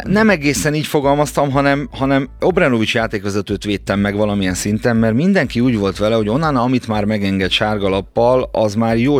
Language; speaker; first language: Hungarian; native; Hungarian